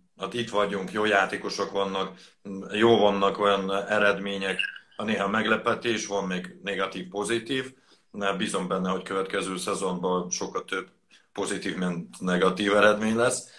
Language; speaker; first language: Hungarian; non-native, fluent; Russian